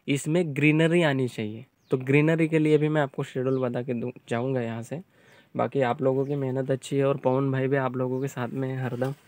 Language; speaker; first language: Hindi; native; Hindi